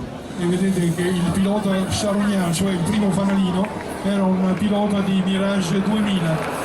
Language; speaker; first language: Italian; native; Italian